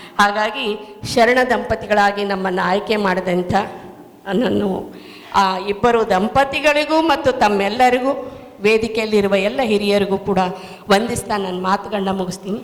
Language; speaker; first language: Kannada; native; Kannada